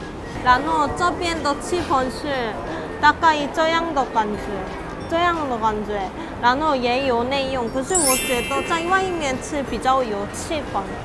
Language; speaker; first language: Chinese; non-native, fluent; Korean